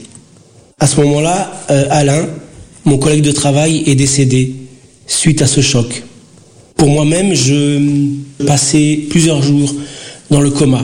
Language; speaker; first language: French; early bilingual, other home language; Portuguese